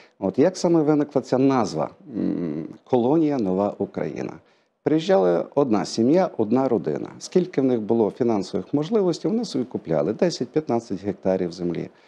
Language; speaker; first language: Ukrainian; native; Ukrainian